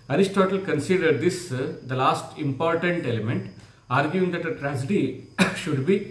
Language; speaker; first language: English; non-native, local second language; Kannada